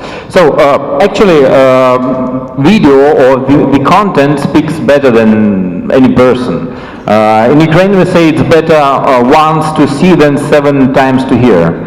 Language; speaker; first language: English; non-native, fluent; Ukrainian